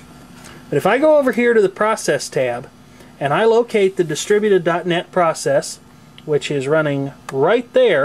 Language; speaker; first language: English; native; English